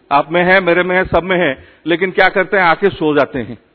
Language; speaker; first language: Hindi; non-native, fluent; Odia